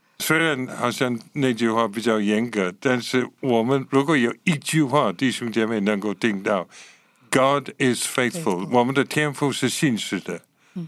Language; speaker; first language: Chinese; non-native, fluent; English